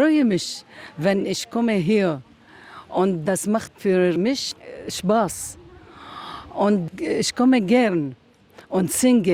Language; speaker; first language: German; non-native, learner; Arabic